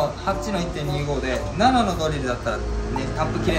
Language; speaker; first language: Japanese; native; Japanese